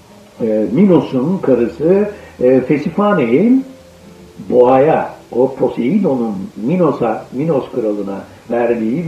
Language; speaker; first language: Turkish; native; Turkish